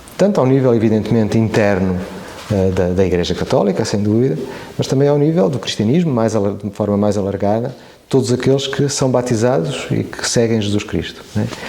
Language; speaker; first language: Portuguese; native; Portuguese